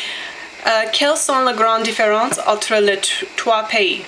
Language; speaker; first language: French; non-native, learner; English